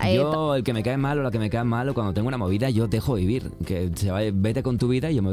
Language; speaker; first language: Spanish; native; Spanish